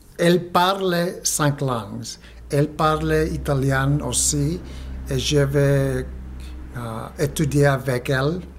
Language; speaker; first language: French; non-native, learner; Spanish